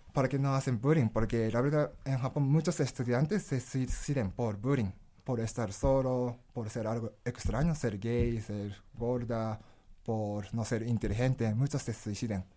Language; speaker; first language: Spanish; non-native, learner; Japanese